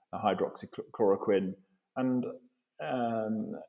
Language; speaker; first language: English; native; English